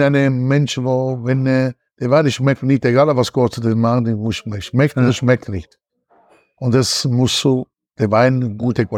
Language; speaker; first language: German; non-native, learner; Italian